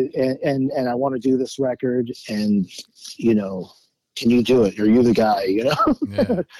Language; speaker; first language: English; native; English